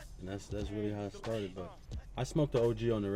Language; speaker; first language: English; native; English